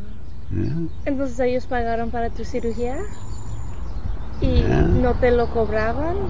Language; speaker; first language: Spanish; early bilingual, heritage; Spanish